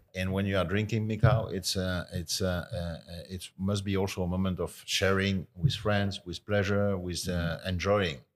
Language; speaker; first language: English; non-native, fluent; French